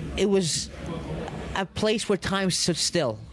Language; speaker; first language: English; early bilingual, other home language; Arabic